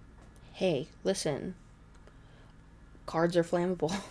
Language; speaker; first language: English; native; English